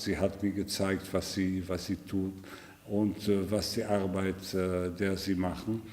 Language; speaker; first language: German; non-native, learner; French